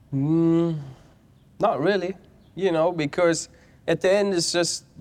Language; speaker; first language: English; non-native, fluent; German